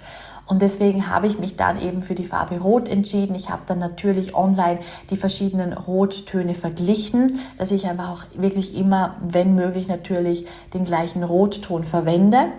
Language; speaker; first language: German; native; German